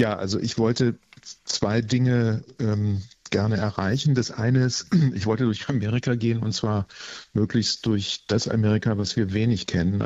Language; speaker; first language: German; native; German